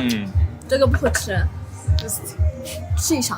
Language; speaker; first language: Chinese; non-native, learner; Amharic